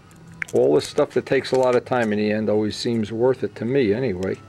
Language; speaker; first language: English; native; English